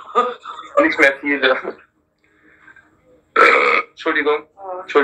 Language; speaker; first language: German; native; German